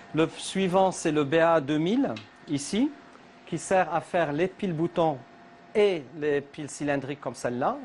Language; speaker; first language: French; non-native, local second language; Arabic